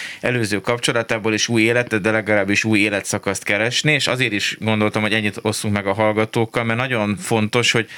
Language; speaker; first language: Hungarian; native; Hungarian